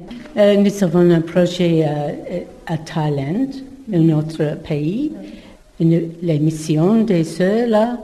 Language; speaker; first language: French; non-native, learner; English